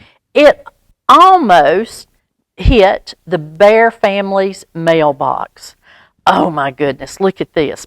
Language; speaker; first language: English; native; English